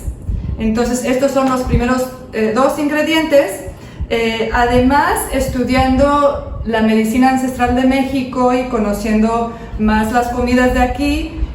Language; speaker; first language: Spanish; non-native, fluent; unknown